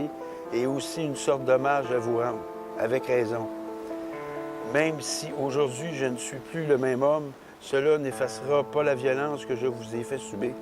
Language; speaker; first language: French; native; French